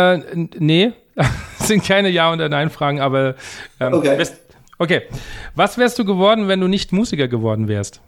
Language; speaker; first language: German; native; German